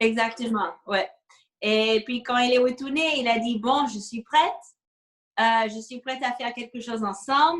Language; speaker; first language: French; non-native, fluent; English